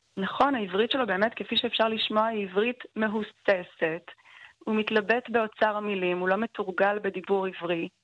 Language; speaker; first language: Hebrew; native; Hebrew